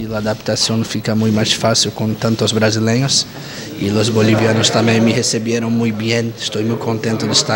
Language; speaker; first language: Spanish; non-native, learner; Portuguese